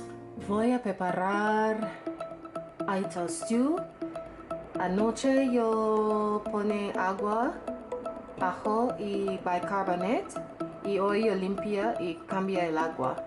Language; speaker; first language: Spanish; non-native, learner; English